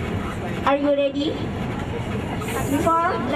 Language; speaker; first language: English; non-native, learner; Indonesian